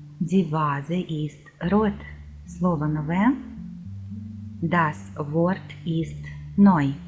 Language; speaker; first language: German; non-native, fluent; Ukrainian